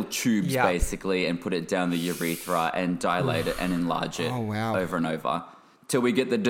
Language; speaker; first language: English; native; English